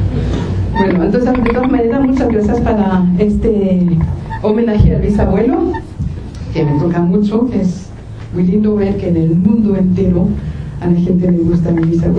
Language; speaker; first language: Spanish; non-native, fluent; French